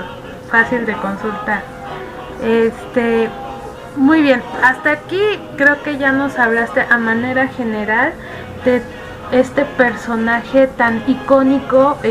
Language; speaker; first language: Spanish; native; Spanish